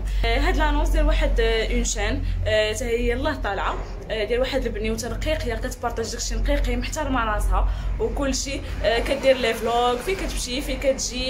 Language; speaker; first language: Arabic; native; Arabic